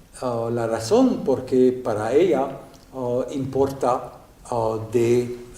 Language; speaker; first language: Spanish; non-native, learner; French